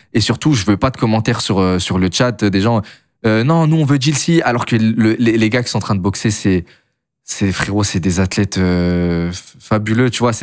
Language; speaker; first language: French; native; French